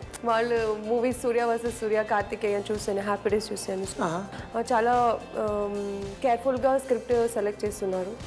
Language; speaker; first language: Telugu; non-native, learner; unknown